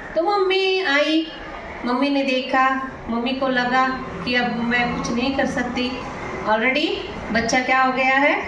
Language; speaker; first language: Hindi; non-native, local second language; Marathi